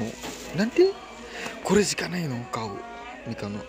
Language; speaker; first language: Japanese; non-native, learner; Indonesian